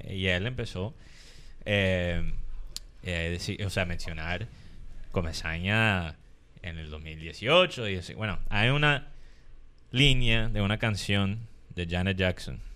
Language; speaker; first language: Spanish; non-native, fluent; English